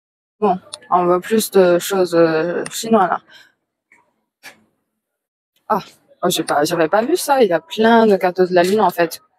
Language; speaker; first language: French; non-native, fluent; Chinese